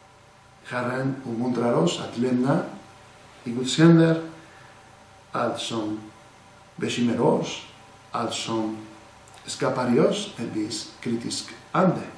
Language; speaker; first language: Swedish; non-native, fluent; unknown